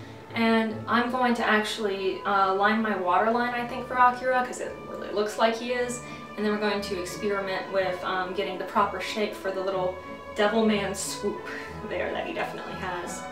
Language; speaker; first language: English; native; English